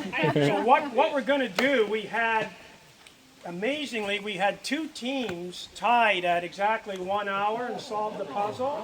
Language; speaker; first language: English; native; English